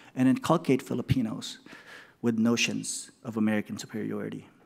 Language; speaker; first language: English; non-native, local second language; Filipino